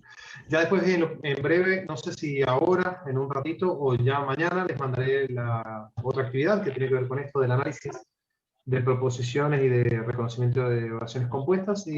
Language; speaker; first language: Spanish; native; Spanish